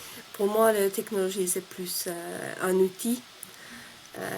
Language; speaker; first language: French; non-native, fluent; Finnish